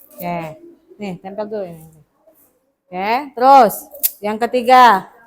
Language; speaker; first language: Indonesian; native; Indonesian